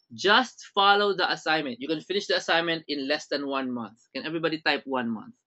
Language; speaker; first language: English; non-native, local second language; Filipino